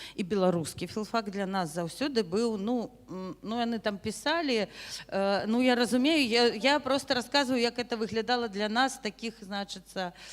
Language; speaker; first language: Belarusian; non-native, local second language; Russian